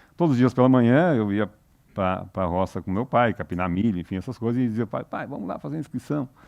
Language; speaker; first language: Portuguese; non-native, local second language; German